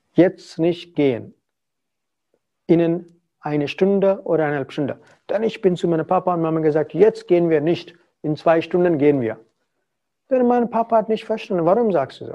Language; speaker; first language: German; non-native, fluent; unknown